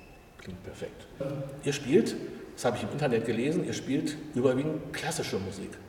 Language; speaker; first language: German; native; German